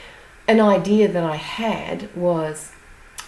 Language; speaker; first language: English; native; English